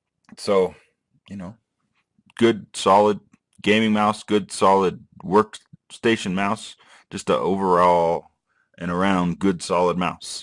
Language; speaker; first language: English; native; English